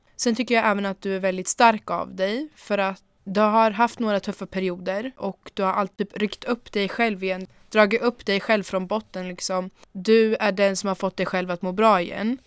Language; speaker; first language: Swedish; early bilingual, other home language; German